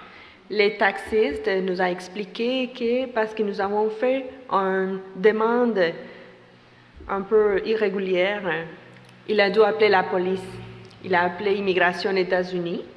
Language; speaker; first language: French; non-native, fluent; Spanish